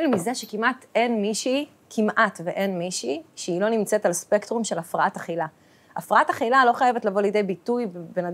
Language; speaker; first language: Hebrew; early bilingual, other home language; Russian